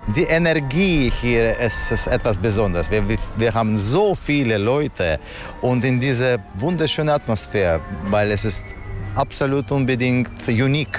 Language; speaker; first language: German; non-native, fluent; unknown